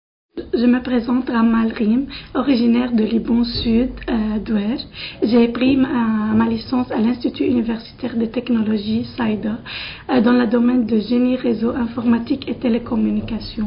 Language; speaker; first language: French; non-native, local second language; Arabic